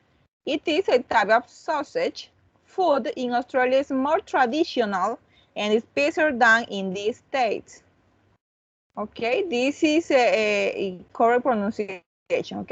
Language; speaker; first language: English; non-native, learner; Spanish